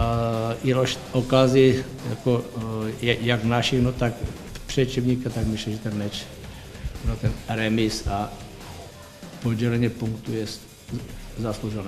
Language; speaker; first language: Polish; non-native, learner; Czech